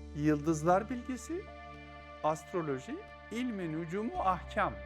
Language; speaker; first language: Turkish; native; Turkish